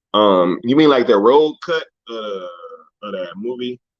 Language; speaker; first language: English; native; English